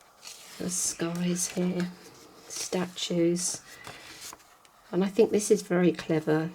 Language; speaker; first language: English; native; English